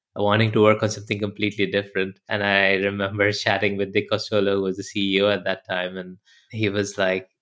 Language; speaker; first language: English; non-native, local second language; Hindi